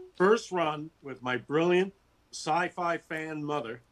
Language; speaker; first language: English; native; English